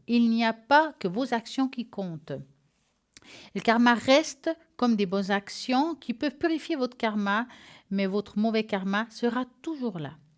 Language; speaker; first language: French; native; French